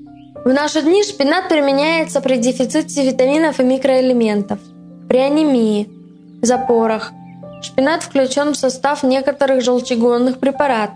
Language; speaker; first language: Russian; native; Russian